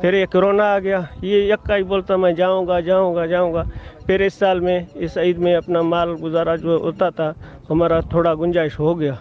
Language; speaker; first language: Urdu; non-native, local second language; Baluchi